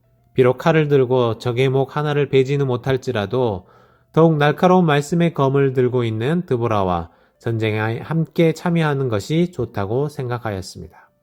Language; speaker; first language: Korean; native; Korean